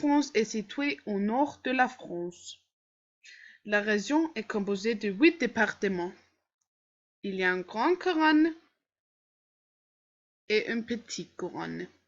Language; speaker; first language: French; non-native, learner; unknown